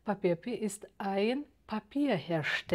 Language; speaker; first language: German; non-native, fluent; Uzbek